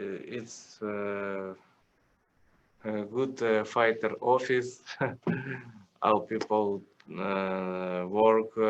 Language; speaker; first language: English; non-native, learner; Russian